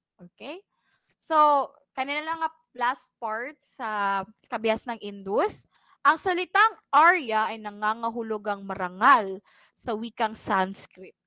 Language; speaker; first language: Filipino; non-native, local second language; Cebuano